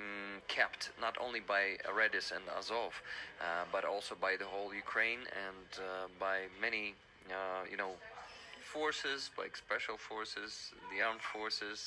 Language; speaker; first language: English; non-native, fluent; Ukrainian